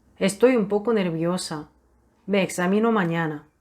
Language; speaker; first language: Spanish; non-native, fluent; Korean